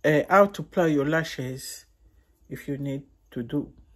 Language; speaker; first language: English; non-native, learner; Lingala